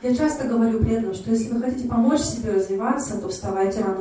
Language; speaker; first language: Russian; native; Russian